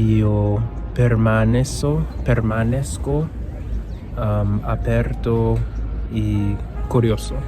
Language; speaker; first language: Italian; non-native, learner; English